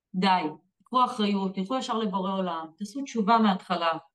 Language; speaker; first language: Hebrew; native; Hebrew